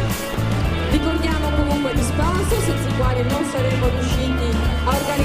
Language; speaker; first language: Italian; native; Italian